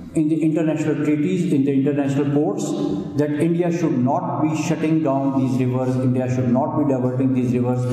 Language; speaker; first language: English; non-native, local second language; Urdu